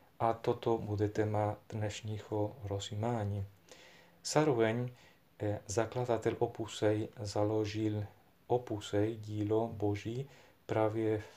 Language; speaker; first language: Czech; non-native, fluent; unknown